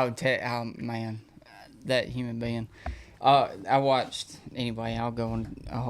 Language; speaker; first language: English; native; English